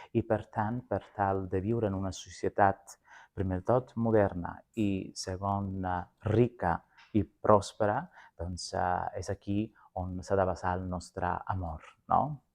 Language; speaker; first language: Catalan; non-native, fluent; Sicilian